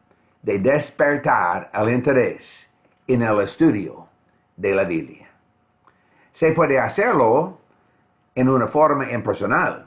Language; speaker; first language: Spanish; non-native, fluent; English